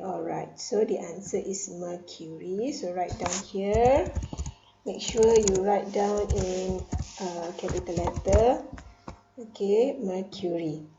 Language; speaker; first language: English; non-native, local second language; Malay